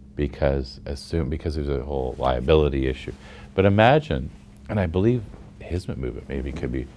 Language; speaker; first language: English; native; English